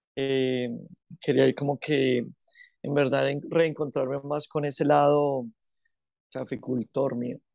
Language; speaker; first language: Spanish; native; Spanish